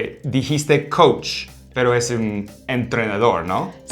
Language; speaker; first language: Spanish; non-native, fluent; English